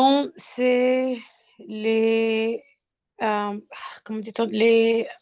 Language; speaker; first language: French; non-native, learner; Spanish